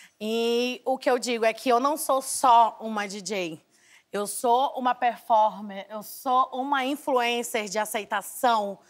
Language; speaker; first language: Portuguese; native; Portuguese